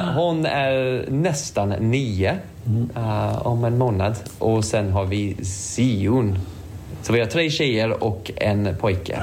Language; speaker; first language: Swedish; non-native, fluent; English